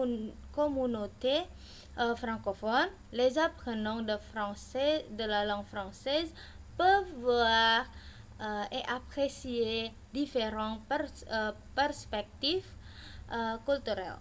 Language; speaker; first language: French; non-native, learner; Indonesian